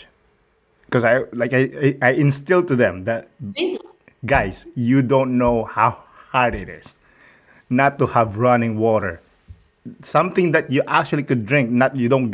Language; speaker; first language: English; non-native, local second language; Filipino